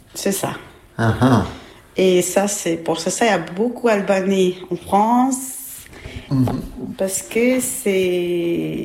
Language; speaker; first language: French; non-native, learner; Albanian